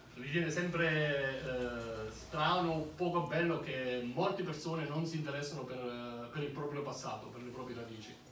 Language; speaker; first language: Italian; early bilingual, heritage; German